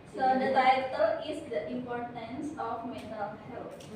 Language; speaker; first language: English; non-native, learner; Indonesian